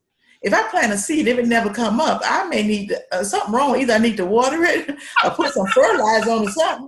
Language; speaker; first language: English; native; English